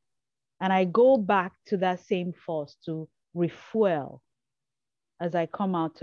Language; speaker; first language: English; non-native, local second language; Igbo